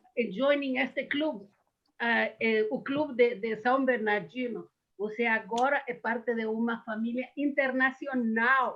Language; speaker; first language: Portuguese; non-native, fluent; Spanish